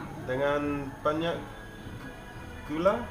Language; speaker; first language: Indonesian; non-native, learner; English